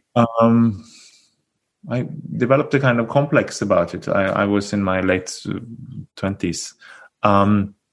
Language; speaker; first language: English; non-native, fluent; Norwegian